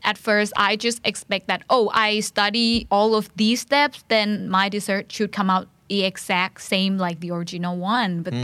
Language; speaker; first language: English; non-native, fluent; Thai